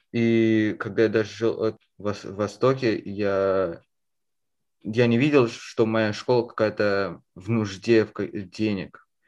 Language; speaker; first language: Russian; early bilingual, heritage; Russian